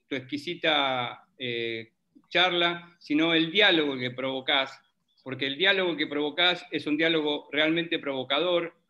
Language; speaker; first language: Spanish; native; Spanish